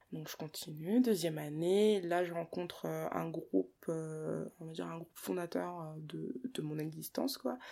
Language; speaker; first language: French; early bilingual, other home language; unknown